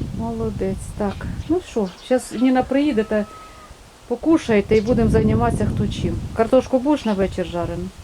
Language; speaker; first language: Ukrainian; native; Ukrainian